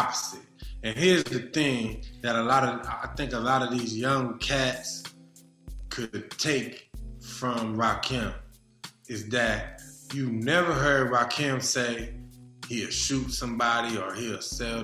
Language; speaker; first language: English; native; English